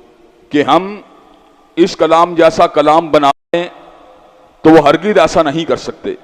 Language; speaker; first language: Urdu; native; Urdu